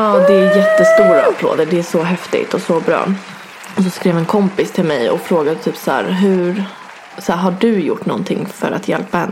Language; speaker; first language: Swedish; native; Swedish